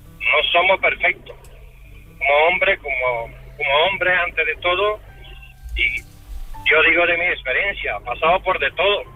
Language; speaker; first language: Spanish; non-native, fluent; Romanian